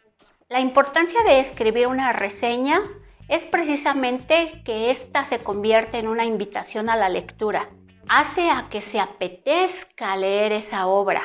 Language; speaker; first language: Spanish; native; Spanish